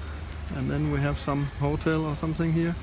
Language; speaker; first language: English; non-native, fluent; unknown